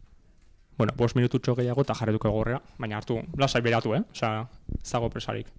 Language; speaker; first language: Basque; native; Basque